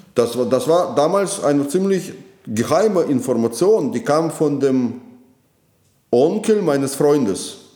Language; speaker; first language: German; non-native, fluent; Russian